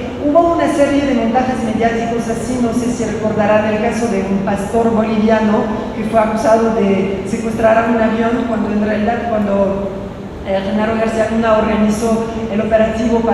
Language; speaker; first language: Spanish; non-native, fluent; French